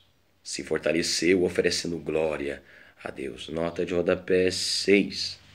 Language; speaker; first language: Portuguese; native; Portuguese